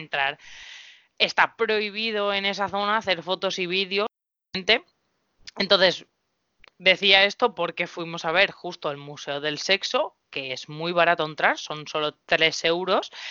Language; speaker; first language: Spanish; native; Spanish